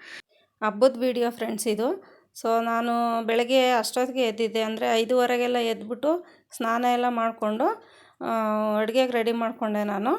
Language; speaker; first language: Kannada; native; Kannada